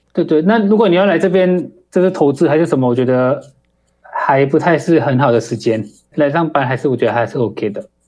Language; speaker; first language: Chinese; early bilingual, heritage; Chinese